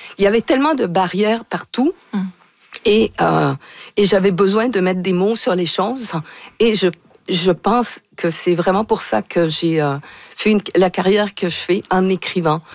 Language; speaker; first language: French; native; French